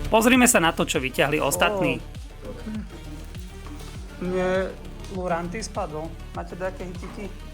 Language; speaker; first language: Slovak; native; Slovak